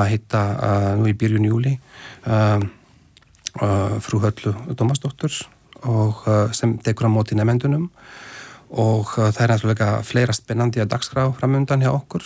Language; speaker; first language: Icelandic; non-native, fluent; Slovak